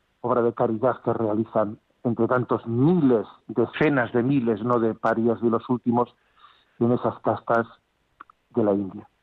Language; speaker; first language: Spanish; native; Spanish